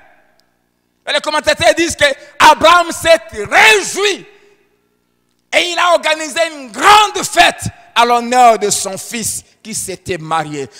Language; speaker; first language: French; non-native, local second language; Lingala